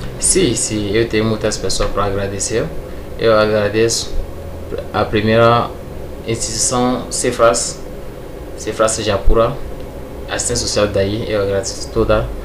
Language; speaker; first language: Portuguese; non-native, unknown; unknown